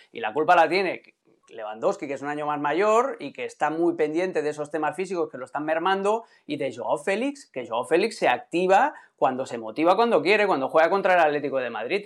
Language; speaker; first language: Spanish; native; Spanish